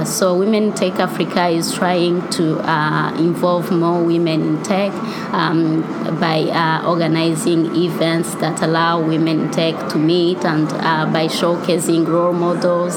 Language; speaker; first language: English; non-native, local second language; Kinyarwanda